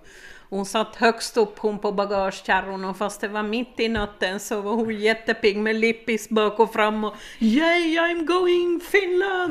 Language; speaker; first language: Swedish; native; Swedish